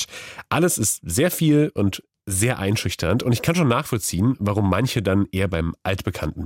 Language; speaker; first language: German; native; German